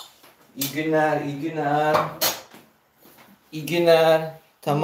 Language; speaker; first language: Turkish; non-native, learner; Filipino